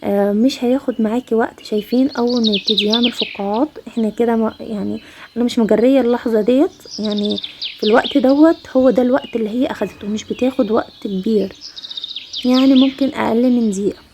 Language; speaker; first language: Arabic; native; Arabic